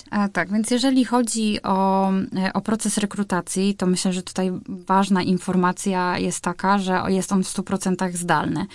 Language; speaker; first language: Polish; native; Polish